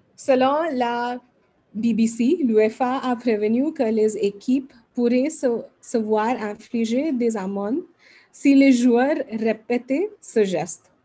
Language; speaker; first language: French; non-native, learner; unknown